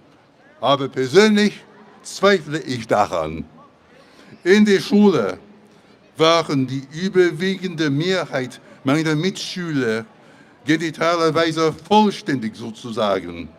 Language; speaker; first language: German; non-native, fluent; English